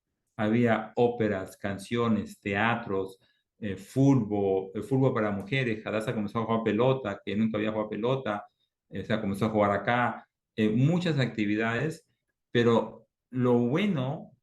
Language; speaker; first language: Spanish; native; Spanish